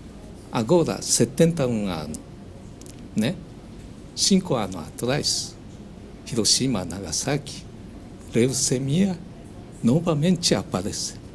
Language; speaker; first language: Portuguese; non-native, learner; Japanese